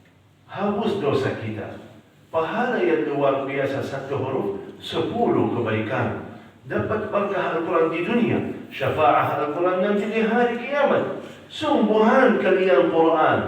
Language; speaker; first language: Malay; non-native, fluent; Arabic